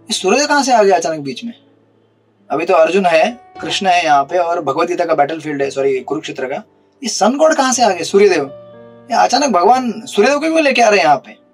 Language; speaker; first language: Hindi; non-native, local second language; Marathi